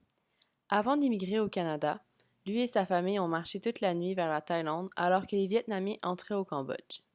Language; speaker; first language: French; native; French